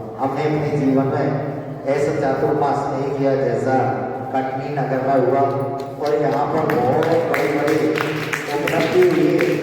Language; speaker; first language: Hindi; native; Hindi